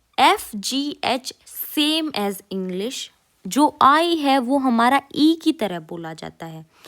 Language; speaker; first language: Hindi; native; Hindi